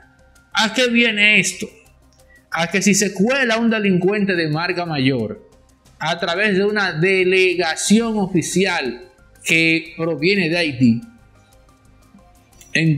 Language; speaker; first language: Spanish; native; Spanish